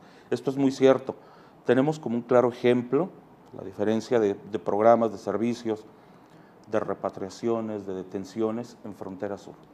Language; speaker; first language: Spanish; native; Spanish